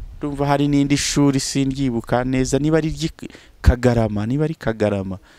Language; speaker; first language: Kinyarwanda; early bilingual, heritage; Kinyarwanda